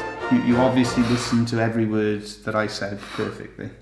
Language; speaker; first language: English; native; English